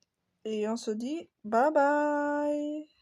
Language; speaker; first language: French; native; French